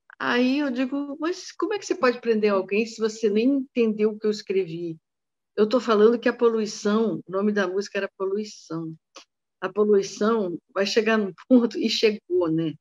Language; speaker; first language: Portuguese; native; Portuguese